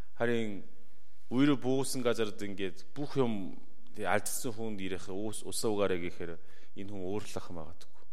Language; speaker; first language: Mongolian; non-native, fluent; Korean